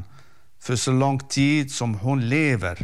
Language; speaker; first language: Swedish; non-native, fluent; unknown